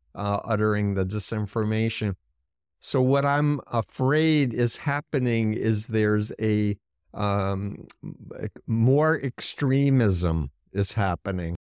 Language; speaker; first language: English; native; English